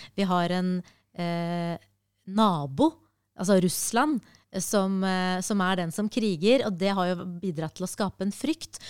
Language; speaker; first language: Norwegian; early bilingual, other home language; Arabic